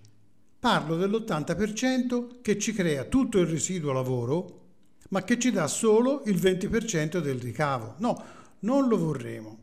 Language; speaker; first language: Italian; native; Italian